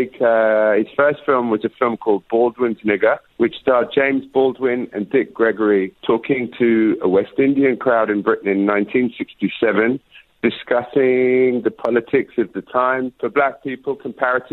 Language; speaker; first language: English; native; English